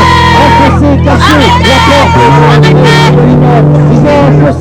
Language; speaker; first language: French; native; French